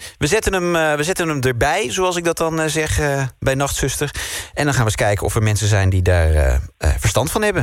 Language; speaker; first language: Dutch; native; Dutch